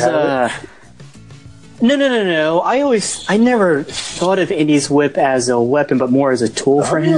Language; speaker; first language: English; native; English